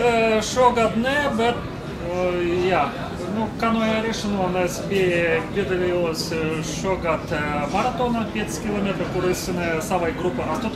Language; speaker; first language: Latvian; non-native, local second language; Russian